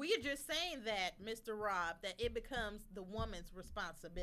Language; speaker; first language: English; native; English